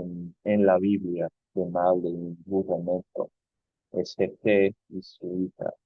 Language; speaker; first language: Spanish; non-native, fluent; English